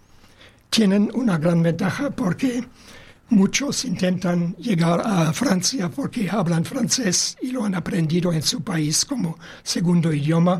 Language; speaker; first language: Spanish; non-native, fluent; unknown